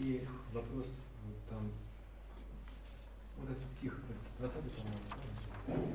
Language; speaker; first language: Russian; native; Russian